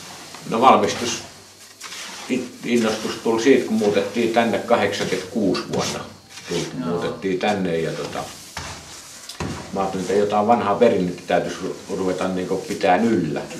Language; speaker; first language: Finnish; native; Finnish